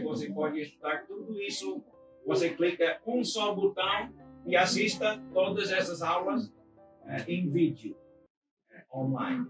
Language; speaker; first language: Portuguese; non-native, fluent; English